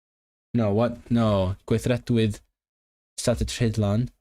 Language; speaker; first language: Welsh; non-native, learner; Cantonese